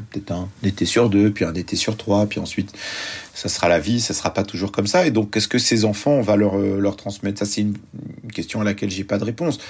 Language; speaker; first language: French; early bilingual, other home language; Arabic